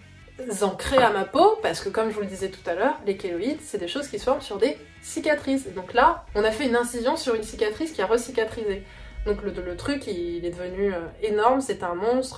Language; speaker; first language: French; native; French